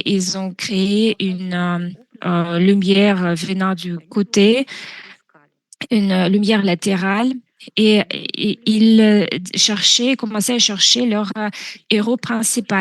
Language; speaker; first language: French; non-native, fluent; Russian